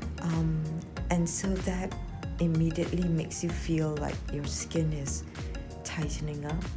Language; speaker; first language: English; native; English